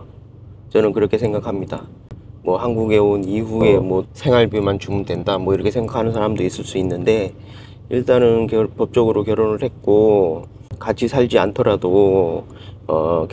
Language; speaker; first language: Korean; native; Korean